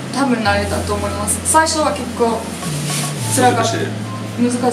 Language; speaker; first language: Japanese; non-native, fluent; English